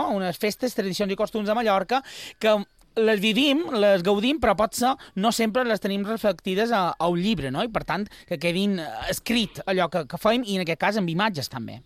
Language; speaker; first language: Catalan; native; Catalan